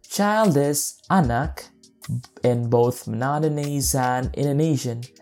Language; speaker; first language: English; non-native, fluent; Indonesian